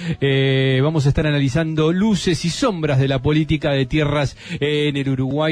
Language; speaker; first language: Spanish; native; Spanish